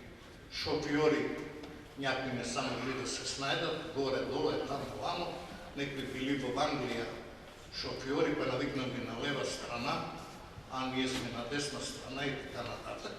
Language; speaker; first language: Bulgarian; non-native, local second language; Serbian